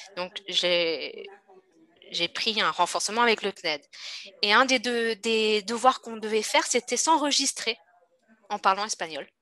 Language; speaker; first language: French; native; French